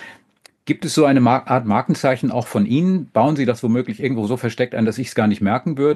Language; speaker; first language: German; native; German